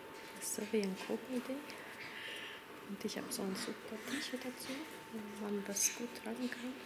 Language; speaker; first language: German; non-native, learner; Swedish